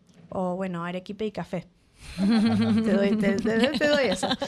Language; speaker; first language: Spanish; native; Spanish